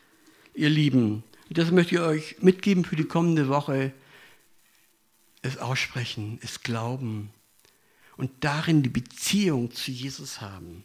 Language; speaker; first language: German; native; German